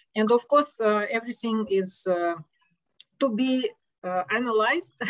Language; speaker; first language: English; non-native, fluent; Russian